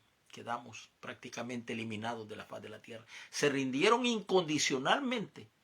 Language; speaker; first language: Spanish; native; Spanish